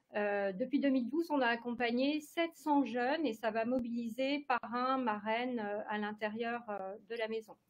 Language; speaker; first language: French; native; French